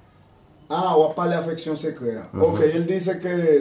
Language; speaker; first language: Spanish; native; Spanish